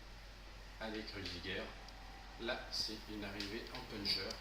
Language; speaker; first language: French; native; French